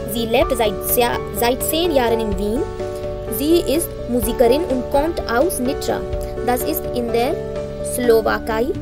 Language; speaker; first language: German; non-native, fluent; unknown